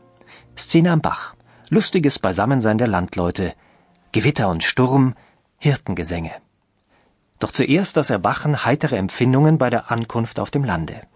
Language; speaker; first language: German; native; German